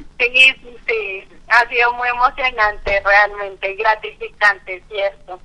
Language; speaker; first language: Spanish; non-native, fluent; French